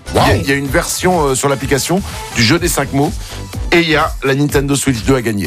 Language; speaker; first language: French; native; French